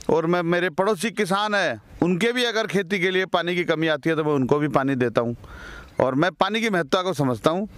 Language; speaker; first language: Hindi; native; Hindi